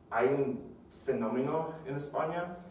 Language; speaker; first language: Spanish; non-native, fluent; English